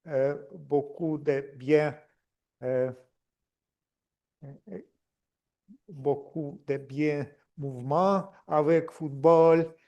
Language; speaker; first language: French; non-native, learner; Russian